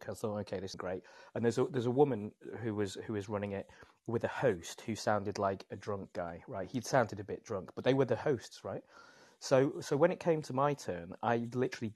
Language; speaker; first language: English; native; English